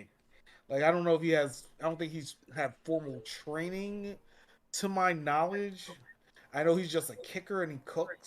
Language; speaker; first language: English; native; English